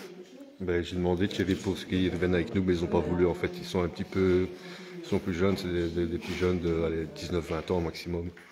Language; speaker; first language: French; native; French